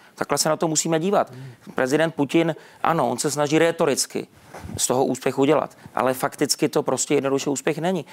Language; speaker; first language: Czech; native; Czech